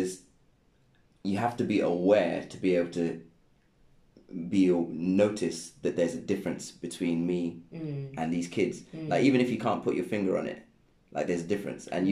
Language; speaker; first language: English; non-native, local second language; Krio